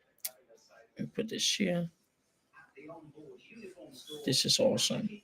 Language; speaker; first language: English; native; English